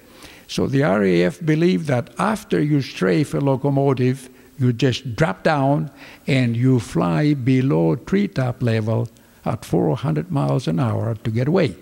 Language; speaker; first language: English; non-native, fluent; Greek